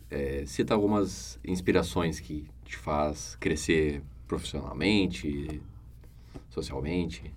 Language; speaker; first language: Portuguese; native; Portuguese